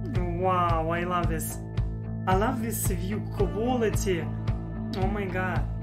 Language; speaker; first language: English; non-native, learner; Russian